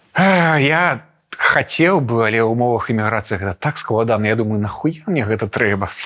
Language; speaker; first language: Belarusian; non-native, local second language; Russian